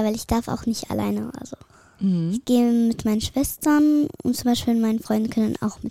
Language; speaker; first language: German; early bilingual, other home language; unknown